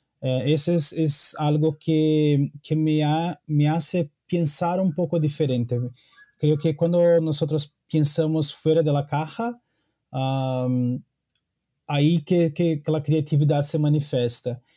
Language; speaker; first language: Spanish; non-native, fluent; Portuguese